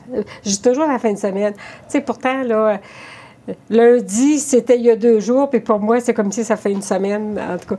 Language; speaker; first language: French; native; French